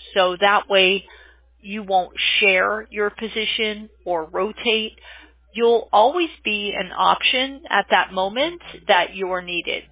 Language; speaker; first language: English; native; English